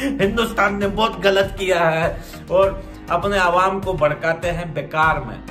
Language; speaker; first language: Hindi; native; Hindi